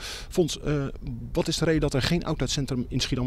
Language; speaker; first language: Dutch; native; Dutch